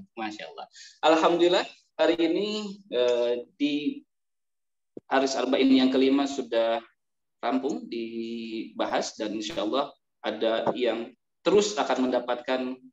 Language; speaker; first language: Indonesian; native; Indonesian